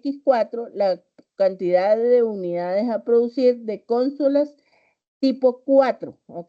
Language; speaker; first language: Spanish; native; Spanish